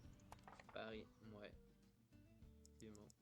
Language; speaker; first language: French; native; French